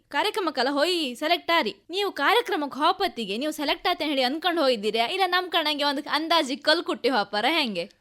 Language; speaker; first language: Kannada; native; Kannada